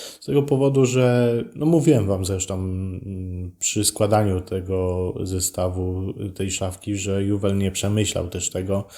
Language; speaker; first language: Polish; native; Polish